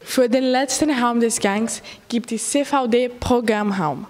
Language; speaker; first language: German; non-native, learner; Portuguese